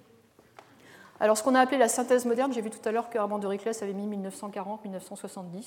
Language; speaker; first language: French; native; French